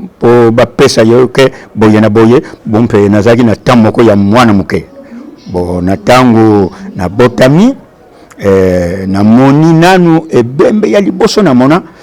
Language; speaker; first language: Lingala; non-native, local second language; Kongo